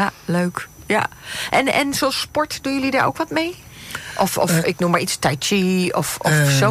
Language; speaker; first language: Dutch; native; Dutch